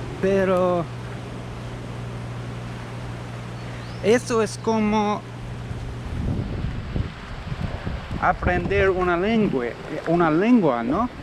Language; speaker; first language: Spanish; non-native, learner; English